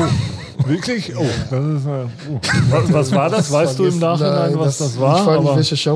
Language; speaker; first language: German; native; German